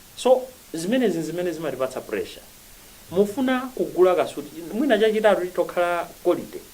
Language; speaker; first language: Nyanja; native; Nyanja